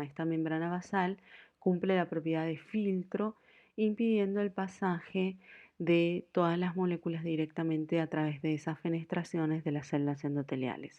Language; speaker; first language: Spanish; native; Spanish